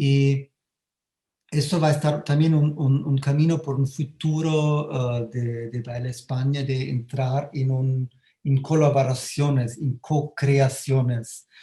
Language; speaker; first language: Spanish; non-native, fluent; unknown